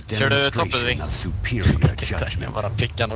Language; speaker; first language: Swedish; native; Swedish